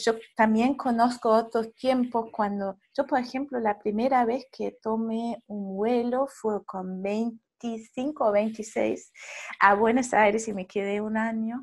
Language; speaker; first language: Spanish; non-native, fluent; German